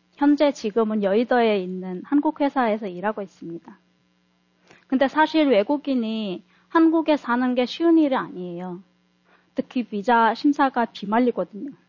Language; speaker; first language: Korean; non-native, fluent; Turkmen